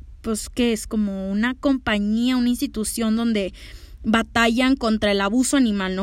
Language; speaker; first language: Spanish; native; Spanish